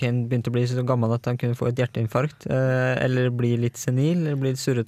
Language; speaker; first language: Norwegian; native; Norwegian